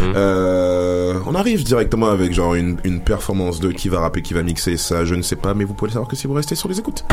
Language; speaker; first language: English; early bilingual, other home language; French